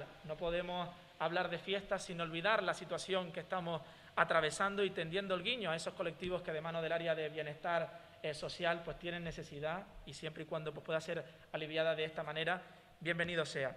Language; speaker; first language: Spanish; native; Spanish